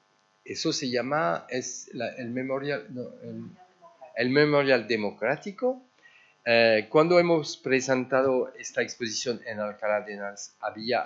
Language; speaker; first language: Spanish; early bilingual, heritage; French